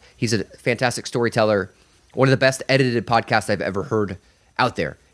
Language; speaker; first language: English; native; English